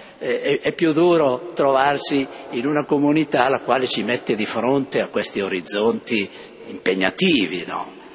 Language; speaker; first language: Italian; native; Italian